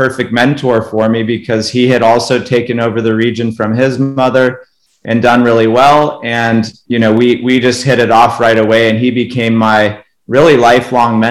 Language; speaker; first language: English; native; English